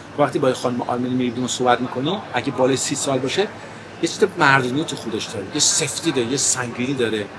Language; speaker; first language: Persian; early bilingual, heritage; Persian